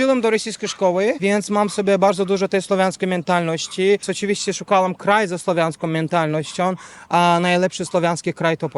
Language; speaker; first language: Polish; non-native, fluent; Azerbaijani